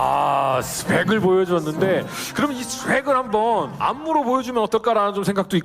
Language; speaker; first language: Korean; native; Korean